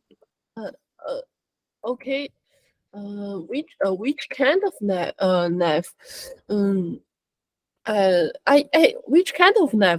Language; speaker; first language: English; non-native, learner; Chinese